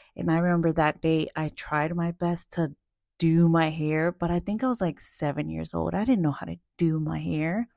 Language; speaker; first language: English; early bilingual, other home language; Spanish